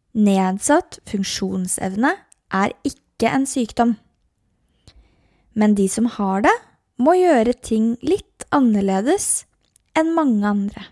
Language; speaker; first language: Swedish; non-native, learner; Norwegian